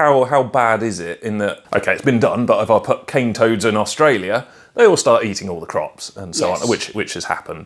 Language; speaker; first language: English; native; English